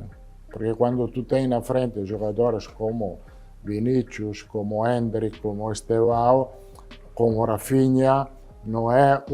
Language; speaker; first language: Portuguese; non-native, learner; Italian